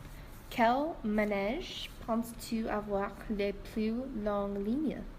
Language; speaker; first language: French; non-native, learner; English